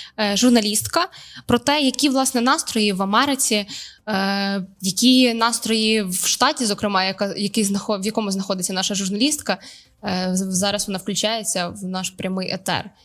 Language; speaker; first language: Ukrainian; native; Ukrainian